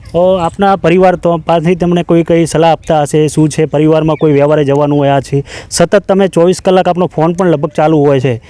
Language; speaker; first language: Gujarati; native; Gujarati